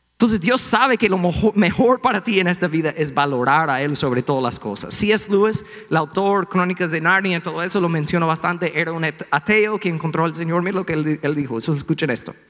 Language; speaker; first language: Spanish; non-native, fluent; English